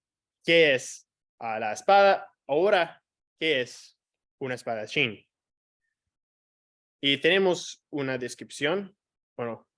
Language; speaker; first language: Spanish; non-native, fluent; English